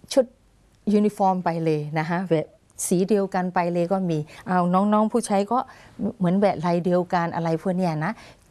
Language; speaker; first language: Thai; non-native, fluent; Burmese